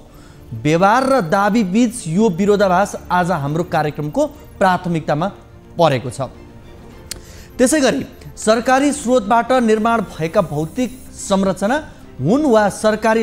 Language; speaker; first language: Nepali; native; Nepali